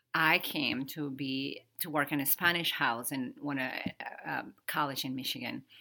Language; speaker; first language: English; non-native, fluent; Spanish